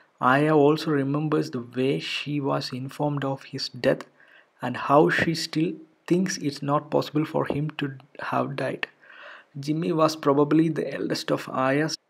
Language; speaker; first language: English; non-native, local second language; Malayalam